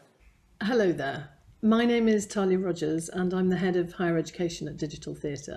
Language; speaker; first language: English; native; English